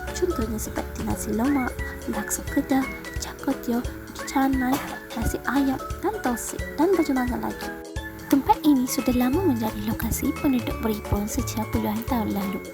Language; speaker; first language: Malay; non-native, local second language; Tamil